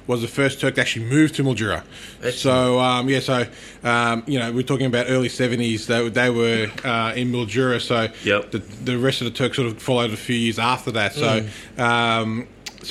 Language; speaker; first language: English; non-native, local second language; Turkish